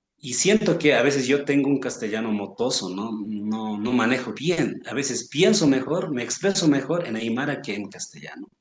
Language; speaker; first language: Spanish; non-native, local second language; Aymara